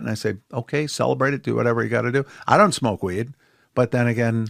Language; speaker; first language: English; native; English